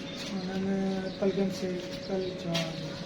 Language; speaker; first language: Korean; non-native, learner; Punjabi